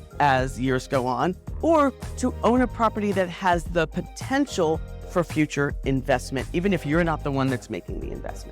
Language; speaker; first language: English; native; English